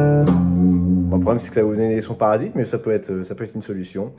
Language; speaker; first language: French; native; French